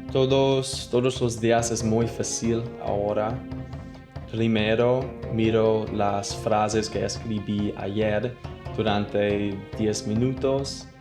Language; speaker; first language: Spanish; non-native, learner; English